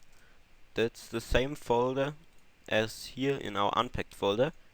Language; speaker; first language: English; non-native, fluent; German